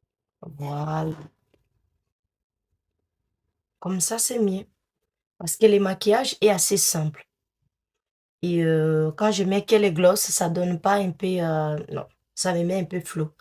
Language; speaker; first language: French; non-native, fluent; Portuguese